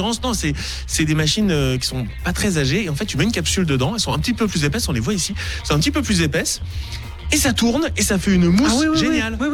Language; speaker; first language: French; native; French